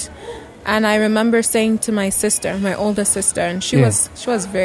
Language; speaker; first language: English; non-native, local second language; Bemba